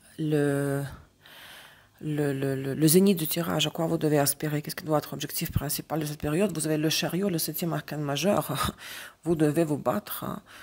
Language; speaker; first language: French; non-native, fluent; Russian